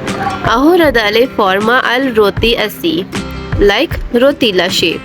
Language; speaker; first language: Spanish; non-native, learner; Urdu